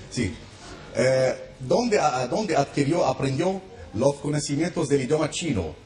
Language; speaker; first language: Spanish; non-native, fluent; Arabic